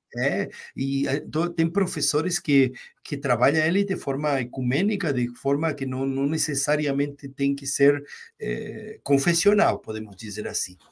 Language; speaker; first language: Portuguese; non-native, fluent; Spanish